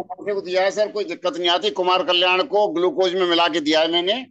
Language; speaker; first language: Hindi; native; Hindi